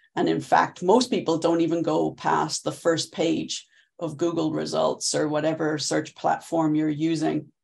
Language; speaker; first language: English; native; English